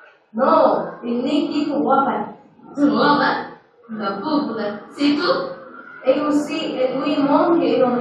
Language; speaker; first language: French; non-native, learner; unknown